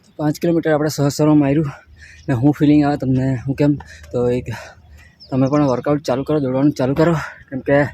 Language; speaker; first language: Gujarati; non-native, local second language; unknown